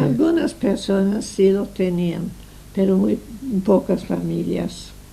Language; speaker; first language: Spanish; non-native, fluent; English